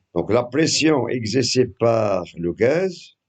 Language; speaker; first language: French; non-native, local second language; Arabic